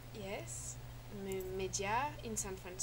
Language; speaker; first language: English; non-native, learner; French